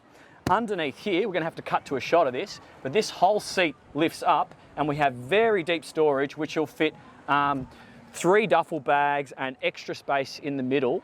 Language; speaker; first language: English; native; English